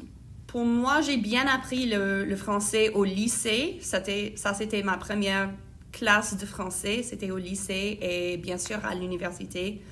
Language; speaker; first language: French; non-native, fluent; English